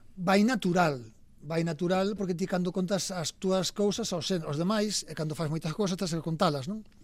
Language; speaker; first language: Galician; native; Galician